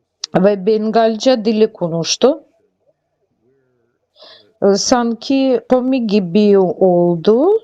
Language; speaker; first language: Turkish; non-native, learner; Russian